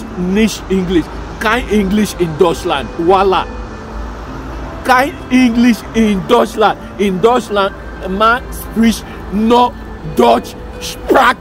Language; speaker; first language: German; non-native, learner; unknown